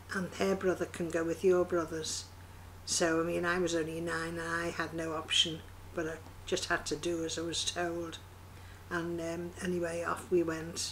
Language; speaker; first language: English; native; English